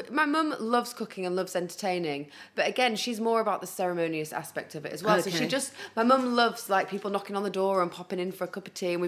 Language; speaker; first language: English; native; English